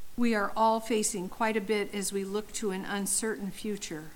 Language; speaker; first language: English; native; English